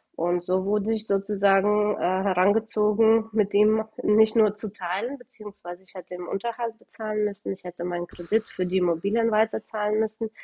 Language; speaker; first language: German; early bilingual, other home language; Russian